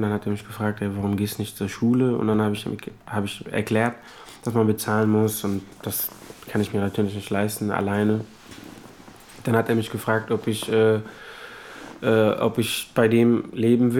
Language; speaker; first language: German; non-native, fluent; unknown